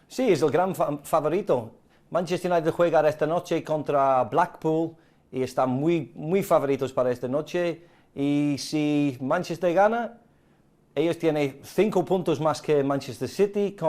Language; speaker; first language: Spanish; non-native, fluent; English